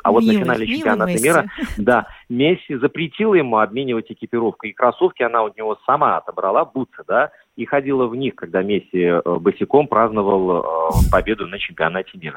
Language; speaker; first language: Russian; native; Russian